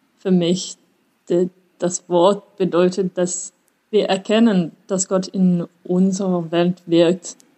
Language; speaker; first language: German; non-native, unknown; French